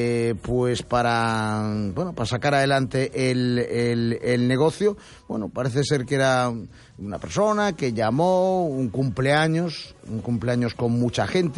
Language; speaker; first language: Spanish; native; Spanish